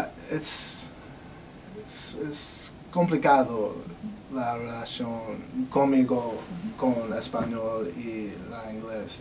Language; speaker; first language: Spanish; early bilingual, other home language; English